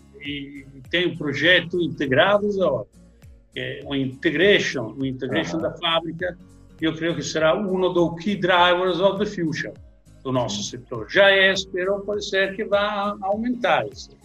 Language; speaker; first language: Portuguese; non-native, learner; Italian